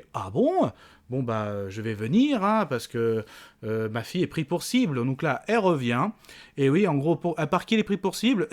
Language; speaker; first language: French; native; French